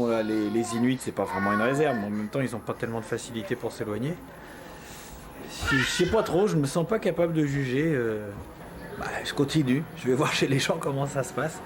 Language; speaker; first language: French; native; French